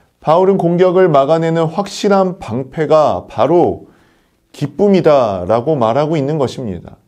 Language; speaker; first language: Korean; native; Korean